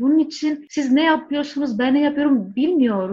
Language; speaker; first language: Turkish; non-native, fluent; Greek